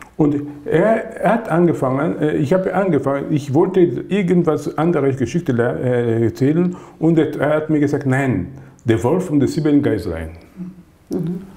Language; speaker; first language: German; non-native, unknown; Lingala